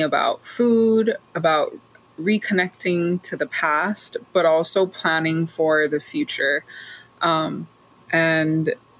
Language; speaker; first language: English; native; English